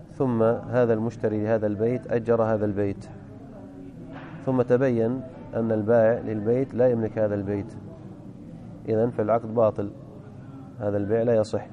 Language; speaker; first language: Arabic; native; Arabic